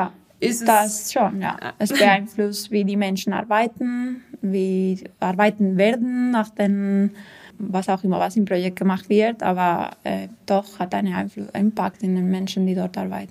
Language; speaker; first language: German; non-native, fluent; Spanish